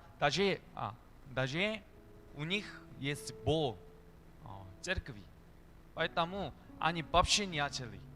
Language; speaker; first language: Russian; non-native, learner; Korean